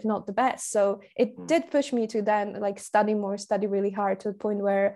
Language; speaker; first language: English; non-native, fluent; Slovak